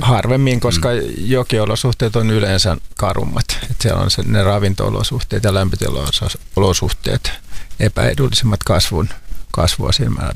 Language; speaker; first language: Finnish; native; Finnish